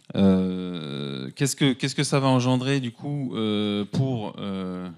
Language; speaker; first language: French; native; French